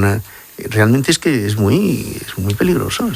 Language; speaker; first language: Spanish; native; Spanish